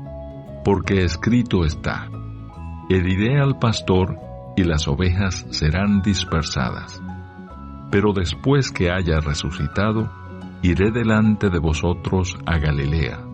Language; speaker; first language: Spanish; native; Spanish